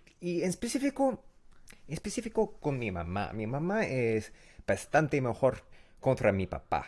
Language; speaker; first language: Spanish; non-native, learner; English